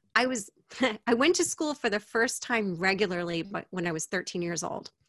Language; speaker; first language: English; native; English